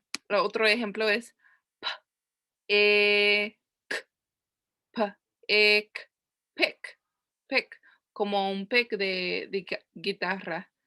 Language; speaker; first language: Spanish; non-native, learner; English